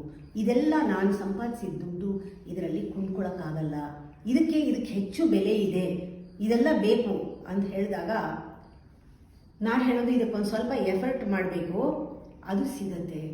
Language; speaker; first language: Kannada; native; Kannada